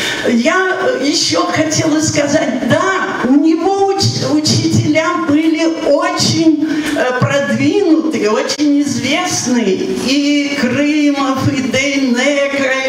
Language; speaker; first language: Russian; native; Russian